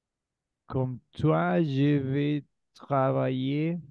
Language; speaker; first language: French; non-native, learner; Spanish